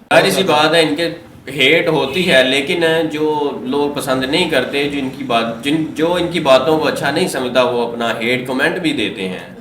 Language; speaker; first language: Urdu; native; Urdu